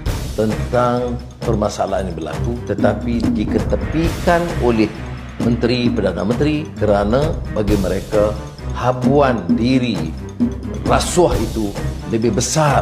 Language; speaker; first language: Malay; native; Malay